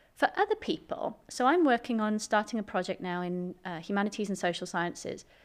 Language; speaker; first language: English; native; English